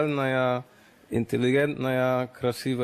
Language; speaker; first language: Russian; non-native, learner; German